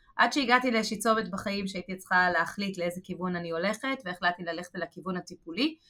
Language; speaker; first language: Hebrew; native; Hebrew